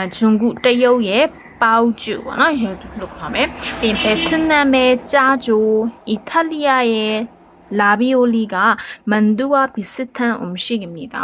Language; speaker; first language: Korean; non-native, learner; Burmese